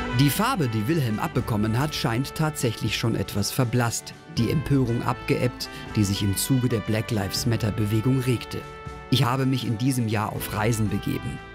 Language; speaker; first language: German; native; German